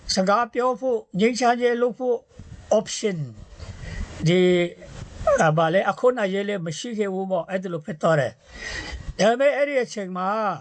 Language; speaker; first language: Burmese; non-native, local second language; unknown